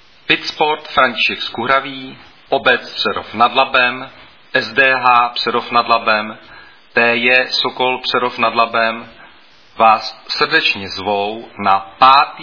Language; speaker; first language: Czech; native; Czech